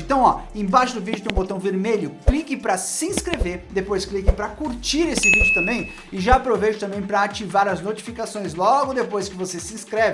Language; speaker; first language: Portuguese; native; Portuguese